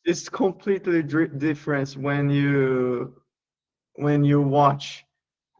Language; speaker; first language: English; non-native, learner; Portuguese